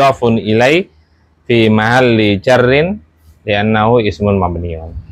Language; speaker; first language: Arabic; non-native, fluent; Indonesian